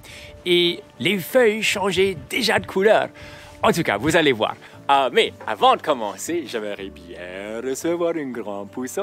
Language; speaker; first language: French; non-native, local second language; English